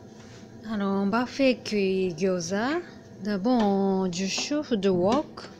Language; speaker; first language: French; non-native, learner; Japanese